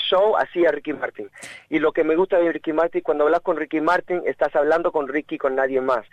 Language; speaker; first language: Spanish; early bilingual, heritage; Spanish